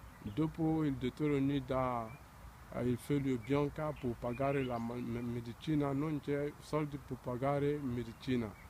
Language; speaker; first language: Italian; non-native, learner; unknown